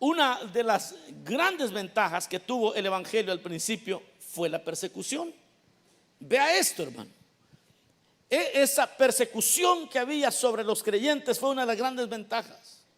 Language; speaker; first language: Spanish; native; Spanish